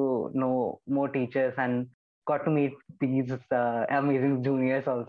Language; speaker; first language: English; non-native, local second language; Hindi